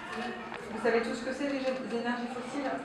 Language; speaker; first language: French; native; French